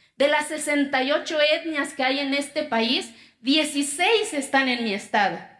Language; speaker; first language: Spanish; non-native, local second language; Zapotec